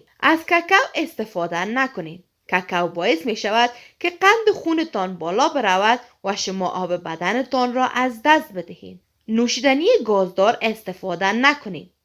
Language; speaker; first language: Persian; native; Persian